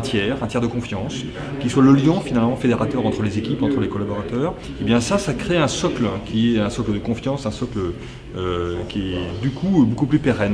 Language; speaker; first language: French; native; French